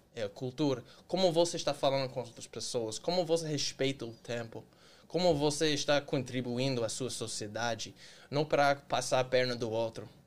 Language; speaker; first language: Portuguese; non-native, fluent; English